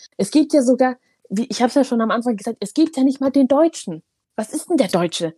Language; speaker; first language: German; early bilingual, other home language; Tigrinya